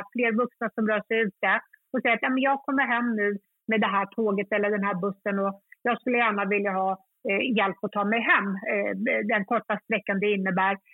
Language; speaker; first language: Swedish; early bilingual, other home language; Kurdish